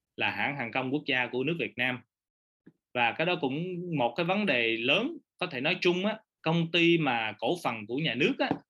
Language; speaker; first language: Vietnamese; early bilingual, heritage; Vietnamese